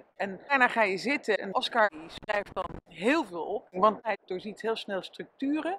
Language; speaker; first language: Dutch; native; Dutch